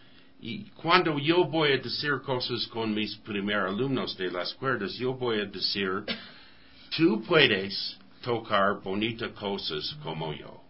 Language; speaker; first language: Spanish; non-native, learner; English